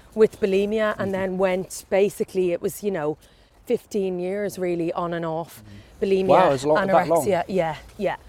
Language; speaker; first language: English; native; English